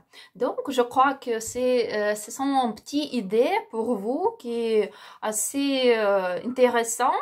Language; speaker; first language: French; non-native, learner; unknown